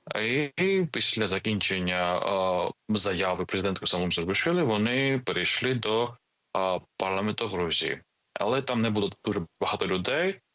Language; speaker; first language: Ukrainian; non-native, fluent; Georgian